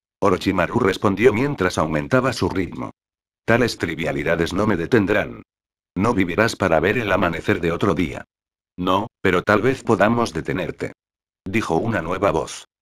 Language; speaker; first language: Spanish; native; Spanish